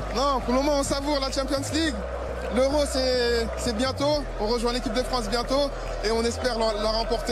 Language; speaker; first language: French; native; French